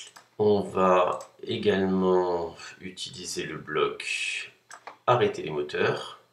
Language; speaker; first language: French; native; French